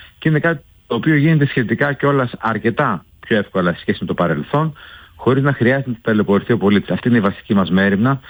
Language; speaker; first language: Greek; native; Greek